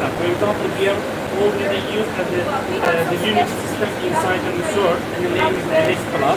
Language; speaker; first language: English; non-native, fluent; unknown